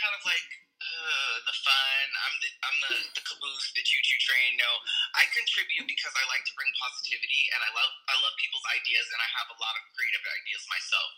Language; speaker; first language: English; native; English